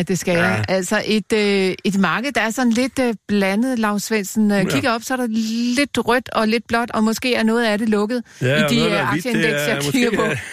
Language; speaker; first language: Danish; native; Danish